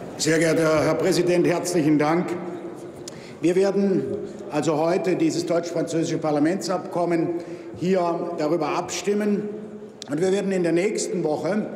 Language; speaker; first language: German; native; German